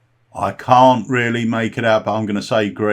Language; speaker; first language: English; native; English